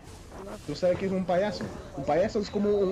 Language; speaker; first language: Spanish; early bilingual, heritage; Spanish